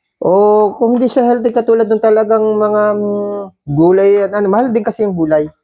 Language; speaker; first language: Filipino; native; Filipino